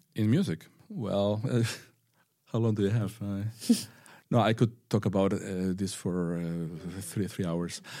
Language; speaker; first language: English; non-native, fluent; Spanish